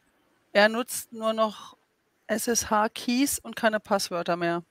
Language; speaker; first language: German; native; German